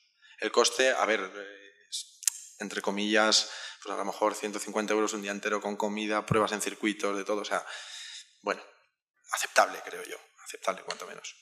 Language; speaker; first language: Spanish; native; Spanish